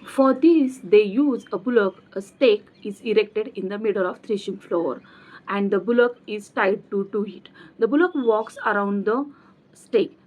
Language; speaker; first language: English; non-native, local second language; Marathi